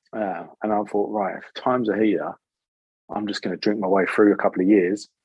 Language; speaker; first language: English; native; English